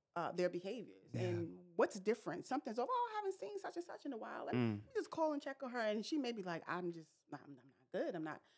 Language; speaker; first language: English; native; English